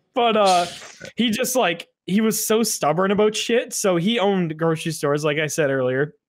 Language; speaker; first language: English; native; English